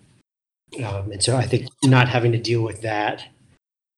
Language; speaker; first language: English; native; English